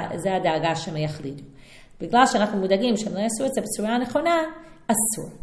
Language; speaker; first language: Hebrew; non-native, fluent; English